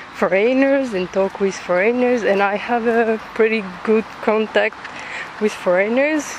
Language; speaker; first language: English; non-native, fluent; French